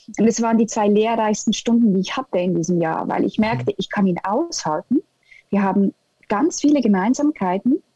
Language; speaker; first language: German; native; German